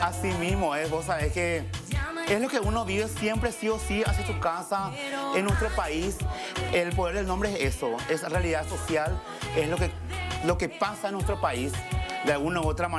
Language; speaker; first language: Spanish; native; Spanish